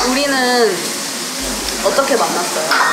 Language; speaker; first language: Korean; non-native, learner; Indonesian